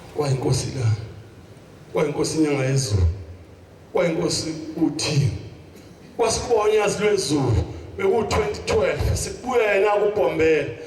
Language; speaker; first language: Zulu; native; Zulu